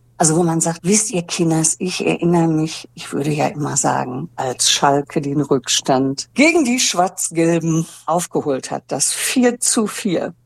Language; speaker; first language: German; native; German